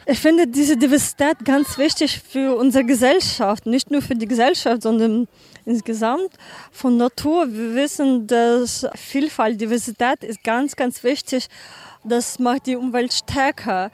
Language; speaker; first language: German; non-native, learner; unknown